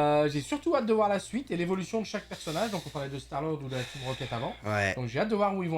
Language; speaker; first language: French; native; French